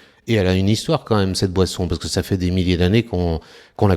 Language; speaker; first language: French; native; French